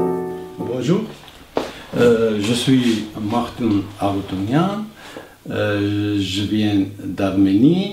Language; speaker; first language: French; non-native, learner; Armenian